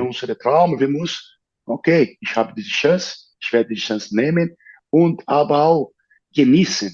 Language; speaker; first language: German; non-native, learner; Portuguese